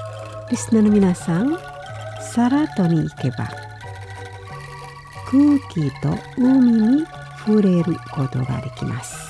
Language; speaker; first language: Japanese; non-native, fluent; Indonesian